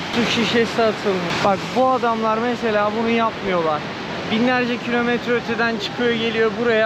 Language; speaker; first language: Turkish; native; Turkish